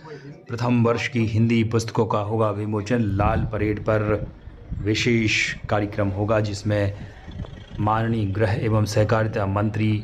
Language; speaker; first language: Hindi; native; Hindi